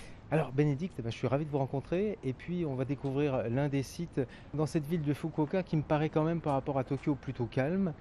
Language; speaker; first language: French; native; French